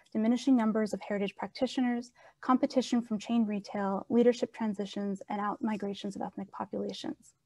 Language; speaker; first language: English; native; English